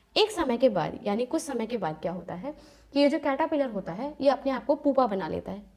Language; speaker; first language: Hindi; native; Hindi